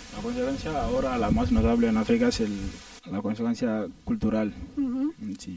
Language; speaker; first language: Spanish; non-native, learner; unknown